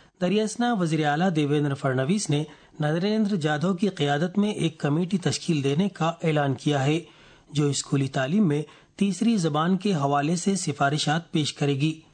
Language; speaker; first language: Urdu; native; Urdu